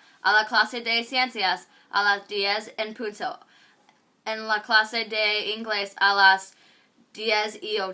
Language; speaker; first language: Spanish; non-native, learner; English